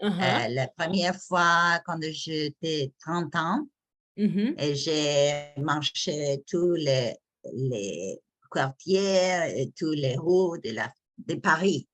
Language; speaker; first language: French; non-native, learner; English